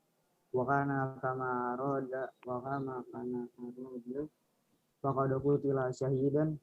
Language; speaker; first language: Arabic; non-native, learner; Indonesian